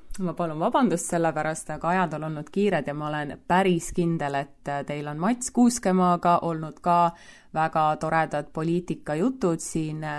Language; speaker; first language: Estonian; native; Estonian